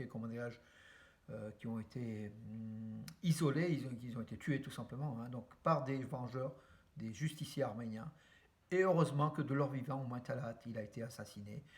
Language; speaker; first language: French; native; French